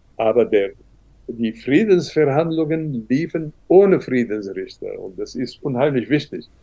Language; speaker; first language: German; non-native, fluent; Arabic